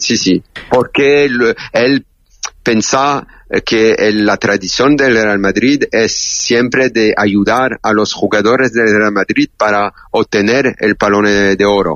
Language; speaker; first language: Spanish; non-native, learner; French